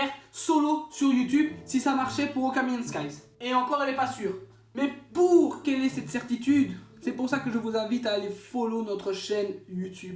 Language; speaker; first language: French; native; French